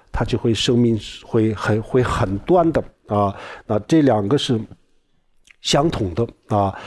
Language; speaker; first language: Chinese; non-native, local second language; Tibetan